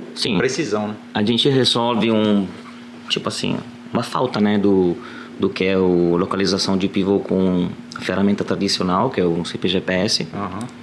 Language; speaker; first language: Portuguese; non-native, fluent; Italian